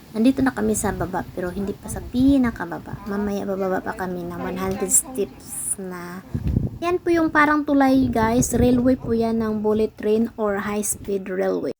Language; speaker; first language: Filipino; non-native, local second language; Cebuano